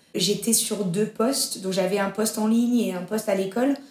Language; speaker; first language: French; native; French